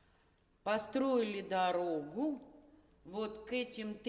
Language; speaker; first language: Russian; native; Russian